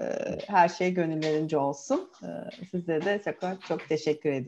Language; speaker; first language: Turkish; native; Turkish